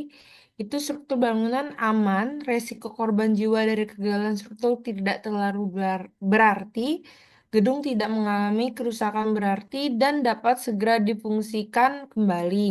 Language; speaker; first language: Indonesian; native; Indonesian